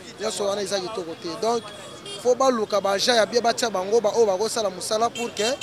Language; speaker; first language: Lingala; native; Lingala